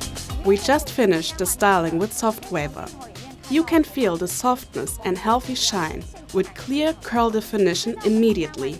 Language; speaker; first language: English; non-native, fluent; Chinese